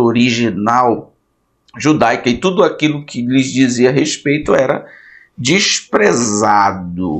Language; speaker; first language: Portuguese; native; Portuguese